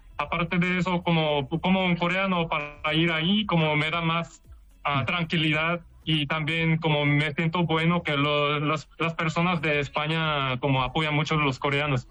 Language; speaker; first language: Spanish; non-native, learner; Korean